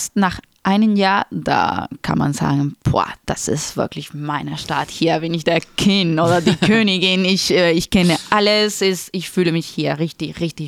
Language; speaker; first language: German; non-native, fluent; Spanish